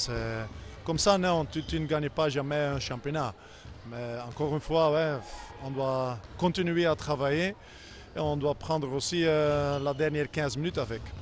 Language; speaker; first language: French; non-native, learner; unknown